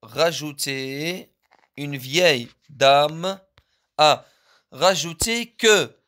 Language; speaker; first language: French; non-native, local second language; Arabic